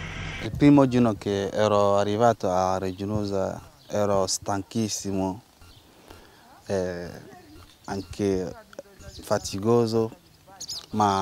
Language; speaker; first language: Italian; non-native, learner; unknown